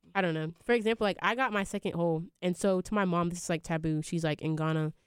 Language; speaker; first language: English; early bilingual, other home language; Akan